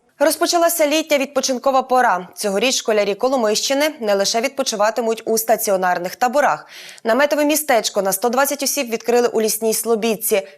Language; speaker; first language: Ukrainian; native; Ukrainian